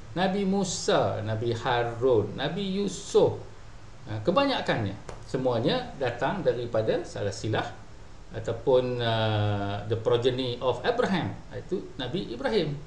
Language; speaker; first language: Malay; native; Malay